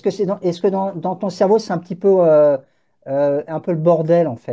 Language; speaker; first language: French; native; French